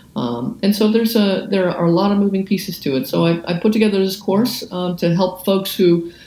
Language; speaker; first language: English; native; English